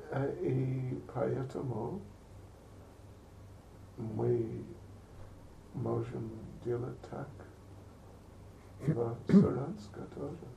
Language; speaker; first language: Russian; non-native, learner; English